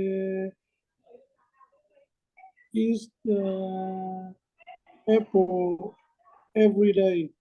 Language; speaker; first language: English; non-native, learner; Vietnamese